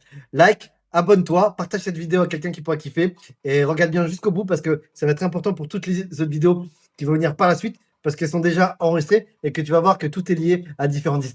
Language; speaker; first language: French; native; French